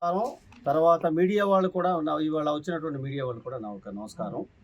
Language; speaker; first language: Telugu; native; Telugu